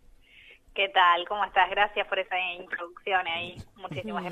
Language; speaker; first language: Spanish; native; Spanish